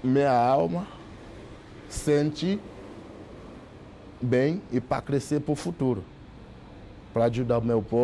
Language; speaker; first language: Portuguese; non-native, learner; Haitian Creole